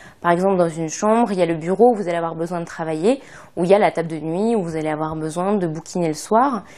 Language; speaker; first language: French; native; French